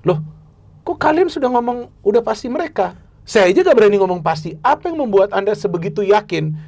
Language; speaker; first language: Indonesian; native; Indonesian